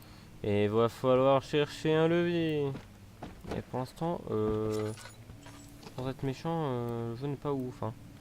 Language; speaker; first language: French; native; French